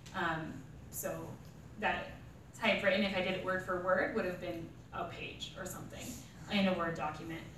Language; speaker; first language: English; native; English